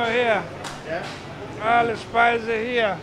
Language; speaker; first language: German; non-native, learner; Greek